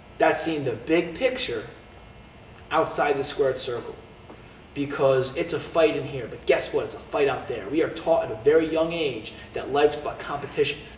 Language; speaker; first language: English; native; English